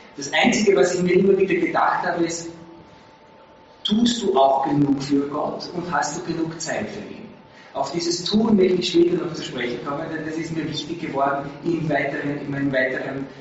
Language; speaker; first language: German; native; German